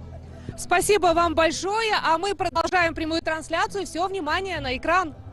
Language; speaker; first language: Russian; native; Russian